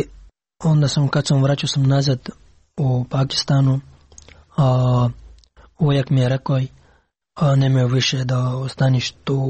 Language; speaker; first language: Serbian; non-native, learner; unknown